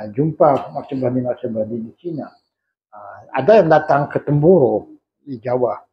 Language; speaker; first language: Malay; native; Malay